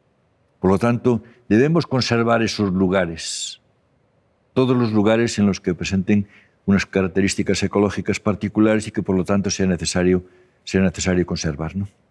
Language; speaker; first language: Spanish; native; Spanish